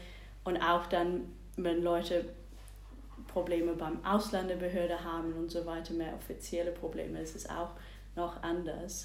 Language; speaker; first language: German; non-native, fluent; English